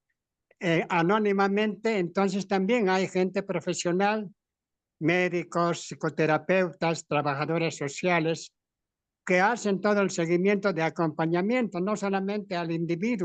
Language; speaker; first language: Spanish; native; Spanish